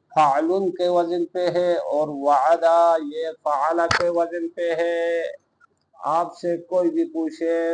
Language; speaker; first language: Urdu; non-native, local second language; Balti